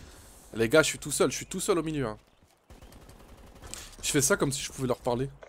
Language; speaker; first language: French; native; French